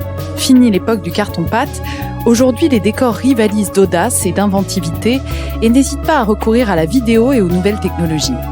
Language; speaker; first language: French; native; French